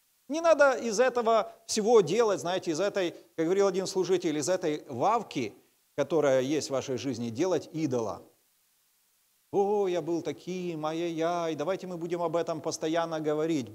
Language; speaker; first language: Russian; native; Russian